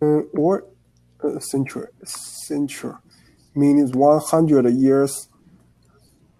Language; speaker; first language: English; non-native, learner; Chinese